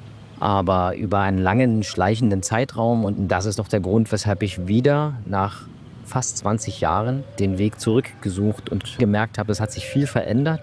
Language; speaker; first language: German; native; German